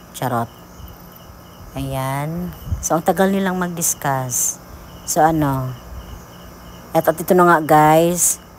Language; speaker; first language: Filipino; non-native, local second language; Cebuano